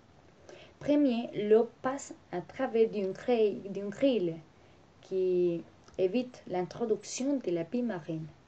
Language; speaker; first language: French; non-native, learner; Spanish